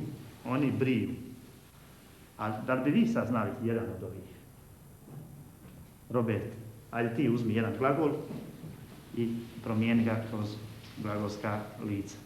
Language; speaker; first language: Bosnian; native; Bosnian